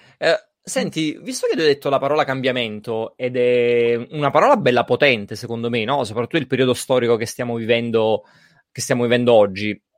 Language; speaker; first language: Italian; native; Italian